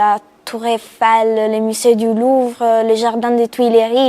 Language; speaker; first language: French; non-native, fluent; Italian